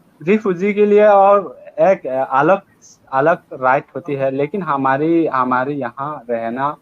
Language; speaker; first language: Hindi; non-native, learner; Rohingya